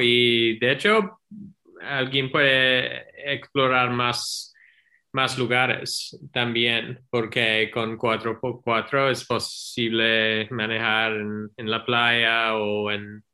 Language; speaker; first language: Spanish; non-native, learner; English